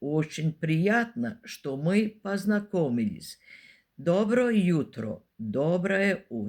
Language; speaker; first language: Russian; non-native, fluent; Serbian